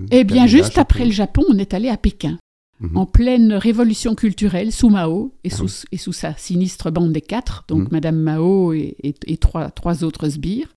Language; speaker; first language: French; native; French